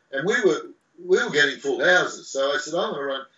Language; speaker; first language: English; native; English